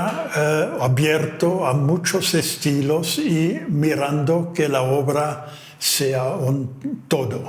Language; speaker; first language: Spanish; non-native, fluent; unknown